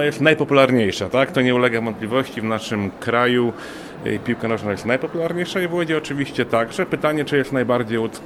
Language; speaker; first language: Polish; native; Polish